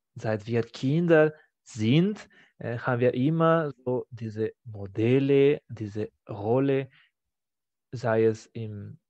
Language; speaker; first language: German; non-native, fluent; Spanish